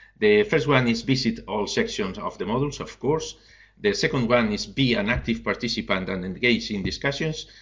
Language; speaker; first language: English; non-native, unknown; Spanish